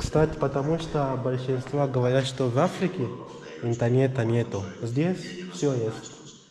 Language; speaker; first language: Russian; non-native, learner; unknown